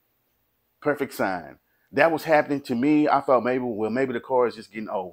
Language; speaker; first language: English; native; English